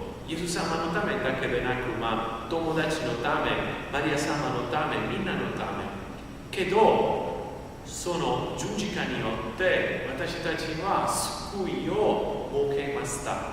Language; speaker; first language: Japanese; non-native, fluent; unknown